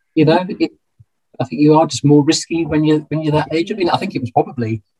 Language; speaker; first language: English; native; English